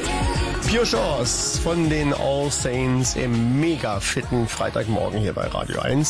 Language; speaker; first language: German; native; German